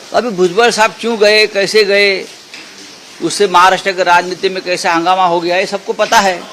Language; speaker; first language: Hindi; non-native, local second language; Marathi